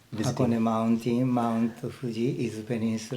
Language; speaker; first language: English; non-native, learner; Japanese